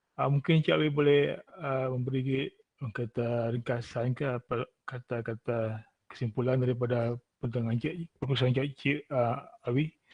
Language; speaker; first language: Malay; native; Malay